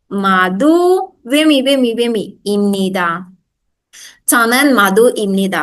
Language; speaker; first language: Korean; non-native, fluent; Sinhala